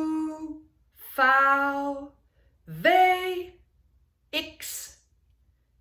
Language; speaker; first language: German; non-native, fluent; English